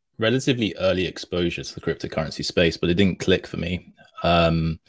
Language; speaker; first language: English; native; English